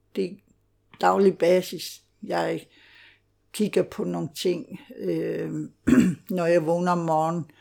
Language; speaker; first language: Danish; non-native, local second language; Kalaallisut